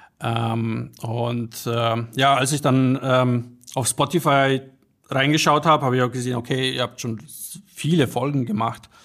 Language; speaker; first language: German; early bilingual, other home language; Polish